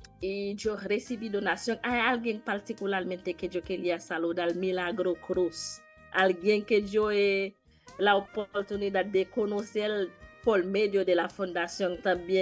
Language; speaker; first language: Spanish; non-native, learner; Haitian Creole